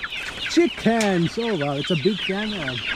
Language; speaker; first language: English; non-native, fluent; Hindi